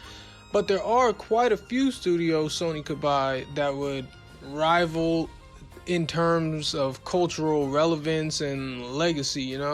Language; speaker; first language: English; native; English